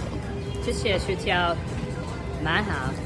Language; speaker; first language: Chinese; non-native, fluent; English